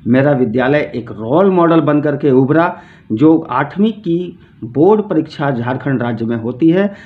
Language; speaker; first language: Hindi; native; Hindi